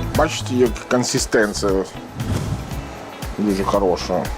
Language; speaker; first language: Ukrainian; non-native, learner; Italian